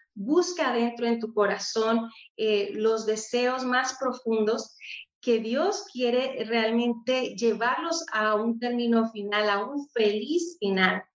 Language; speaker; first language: Spanish; native; Spanish